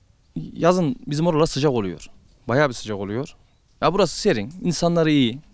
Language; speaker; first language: Turkish; native; Turkish